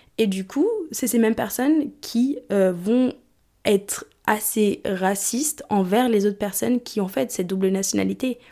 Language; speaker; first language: French; early bilingual, other home language; English